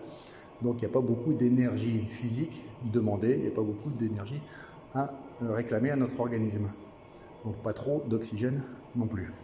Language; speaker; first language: French; native; French